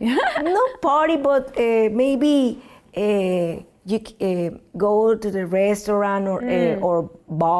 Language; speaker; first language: English; non-native, learner; Spanish